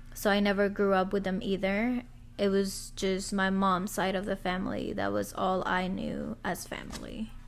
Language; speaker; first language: English; early bilingual, other home language; Spanish